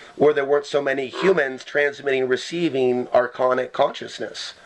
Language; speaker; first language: English; native; English